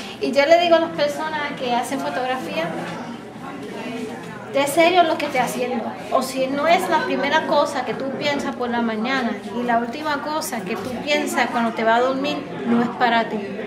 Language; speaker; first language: Spanish; early bilingual, heritage; Spanish